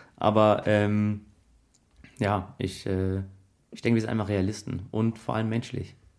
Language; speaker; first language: German; early bilingual, other home language; Arabic